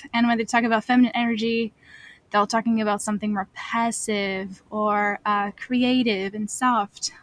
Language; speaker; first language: English; non-native, fluent; French